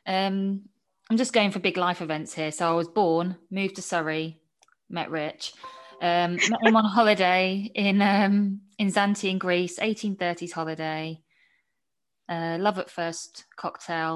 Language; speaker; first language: English; native; English